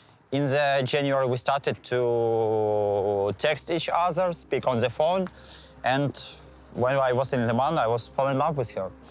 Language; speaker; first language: English; non-native, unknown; Ukrainian